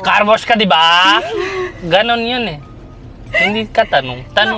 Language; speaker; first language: Filipino; non-native, learner; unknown